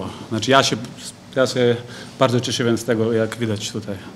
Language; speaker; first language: Polish; non-native, fluent; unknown